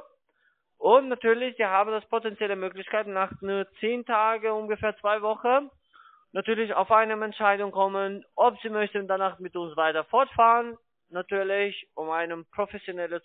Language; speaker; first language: German; non-native, fluent; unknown